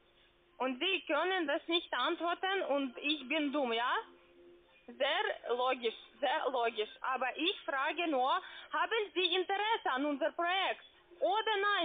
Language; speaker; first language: German; non-native, learner; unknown